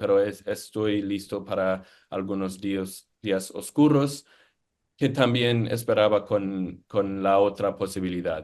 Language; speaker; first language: Spanish; non-native, fluent; English